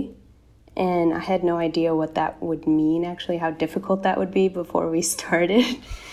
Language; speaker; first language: English; native; English